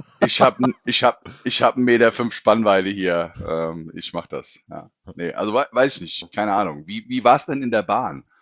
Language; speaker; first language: German; native; German